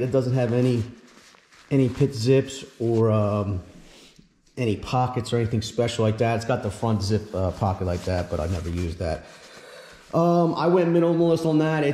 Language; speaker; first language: English; native; English